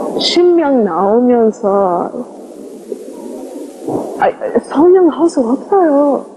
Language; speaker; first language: Korean; non-native, learner; English